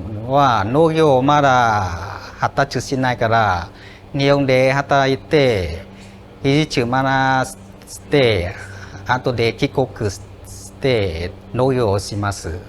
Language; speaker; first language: Japanese; non-native, learner; Vietnamese